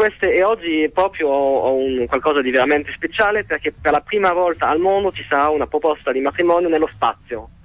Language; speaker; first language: Italian; non-native, fluent; French